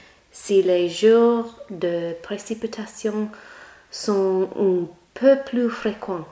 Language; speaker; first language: French; non-native, learner; English